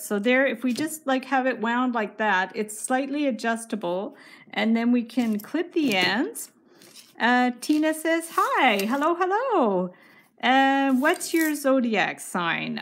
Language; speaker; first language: English; native; English